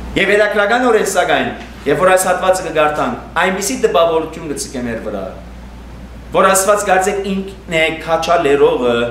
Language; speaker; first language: Armenian; early bilingual, heritage; Armenian